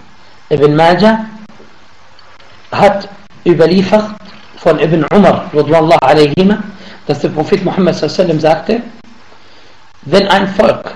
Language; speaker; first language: German; non-native, learner; Arabic